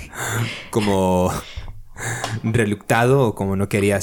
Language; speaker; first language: Spanish; early bilingual, other home language; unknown